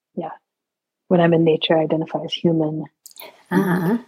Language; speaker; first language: English; early bilingual, other home language; Sinhala